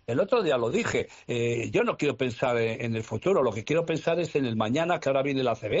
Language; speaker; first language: Spanish; native; Spanish